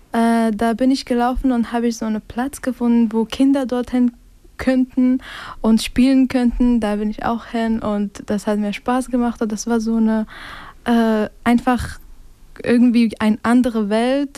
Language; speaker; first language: German; non-native, fluent; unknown